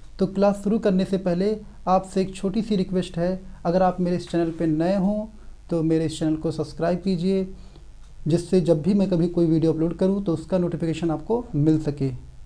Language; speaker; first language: Hindi; native; Hindi